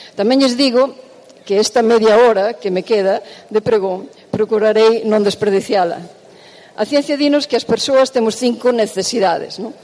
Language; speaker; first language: Galician; native; Galician